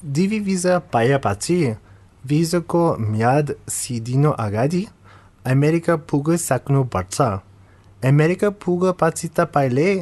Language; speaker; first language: Nepali; non-native, fluent; English